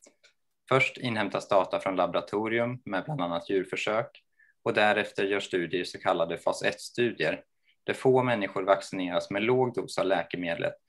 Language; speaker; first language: Swedish; native; Swedish